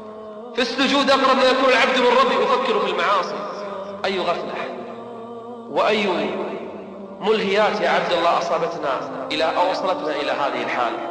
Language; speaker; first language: Arabic; native; Arabic